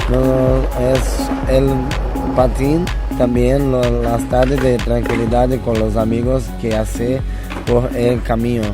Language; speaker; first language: Spanish; non-native, fluent; Portuguese